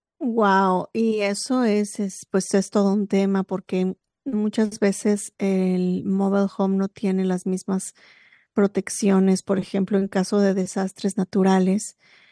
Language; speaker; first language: Spanish; native; Spanish